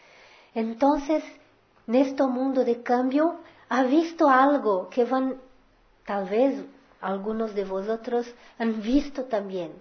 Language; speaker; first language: Spanish; non-native, fluent; Portuguese